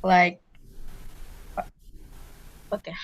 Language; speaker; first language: English; non-native, learner; Indonesian